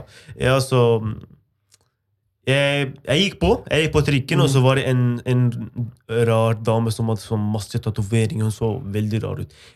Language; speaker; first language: Norwegian; non-native, fluent; Arabic